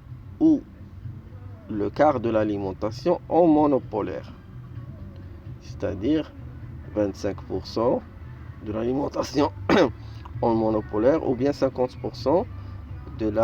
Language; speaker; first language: French; non-native, local second language; Arabic